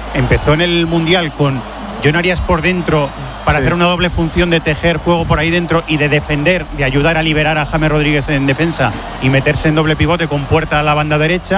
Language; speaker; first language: Spanish; native; Spanish